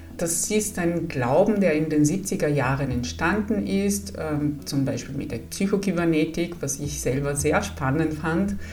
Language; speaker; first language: German; non-native, fluent; Italian